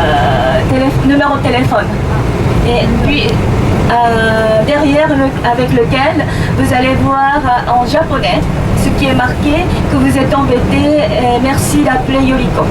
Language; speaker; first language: French; non-native, fluent; Japanese